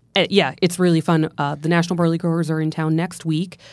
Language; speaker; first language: English; native; English